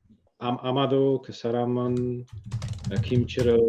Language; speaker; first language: Korean; non-native, learner; English